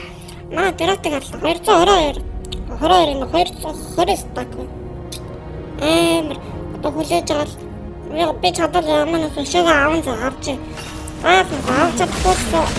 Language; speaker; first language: Mongolian; native; Mongolian